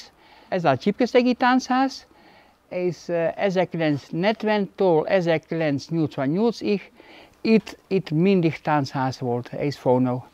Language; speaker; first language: Hungarian; non-native, learner; Dutch